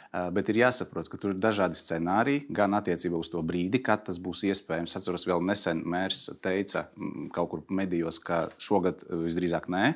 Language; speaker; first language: Latvian; non-native, local second language; Russian